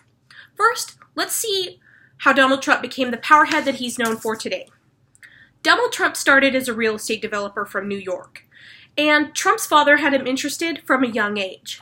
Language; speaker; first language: English; native; English